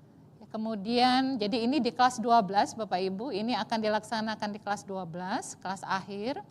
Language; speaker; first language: Indonesian; native; Indonesian